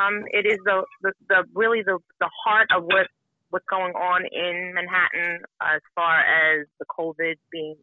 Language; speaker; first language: English; native; English